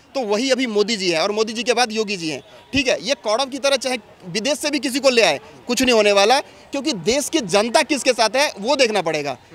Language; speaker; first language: Hindi; native; Hindi